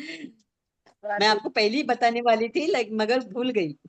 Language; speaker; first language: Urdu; non-native, local second language; Marathi